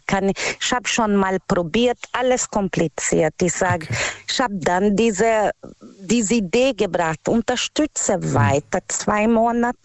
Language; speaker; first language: German; non-native, learner; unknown